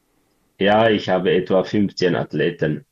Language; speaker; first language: German; non-native, learner; Tigrinya